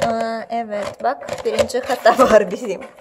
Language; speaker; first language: Turkish; non-native, learner; Russian